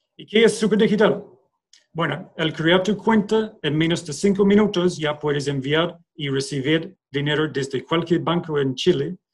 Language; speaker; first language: Spanish; non-native, fluent; English